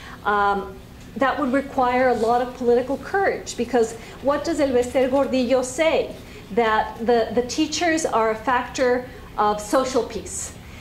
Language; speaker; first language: English; non-native, fluent; Spanish